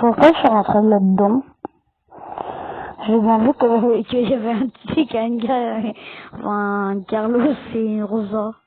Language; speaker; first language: French; native; French